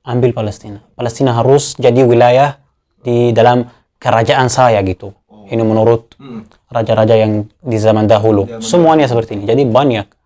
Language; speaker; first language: Indonesian; non-native, fluent; Arabic